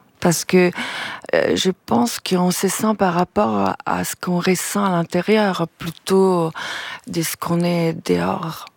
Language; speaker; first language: French; non-native, fluent; Italian